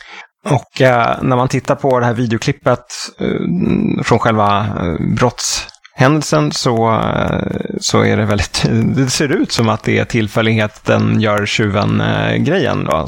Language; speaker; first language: Swedish; native; Swedish